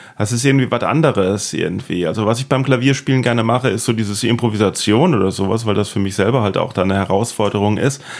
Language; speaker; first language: German; native; German